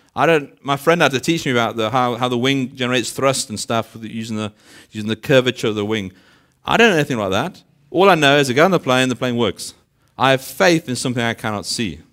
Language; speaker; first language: English; native; English